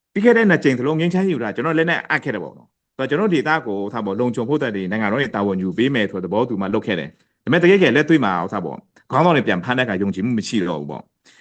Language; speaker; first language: Burmese; non-native, local second language; Pa'o Karen